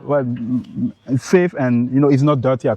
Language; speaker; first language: English; non-native, learner; French